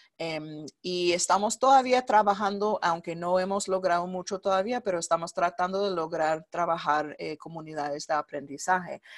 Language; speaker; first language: Spanish; non-native, fluent; English